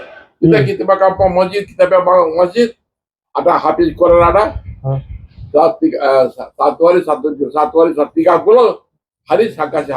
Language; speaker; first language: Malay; non-native, learner; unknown